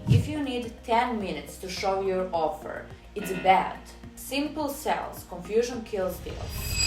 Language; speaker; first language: English; non-native, fluent; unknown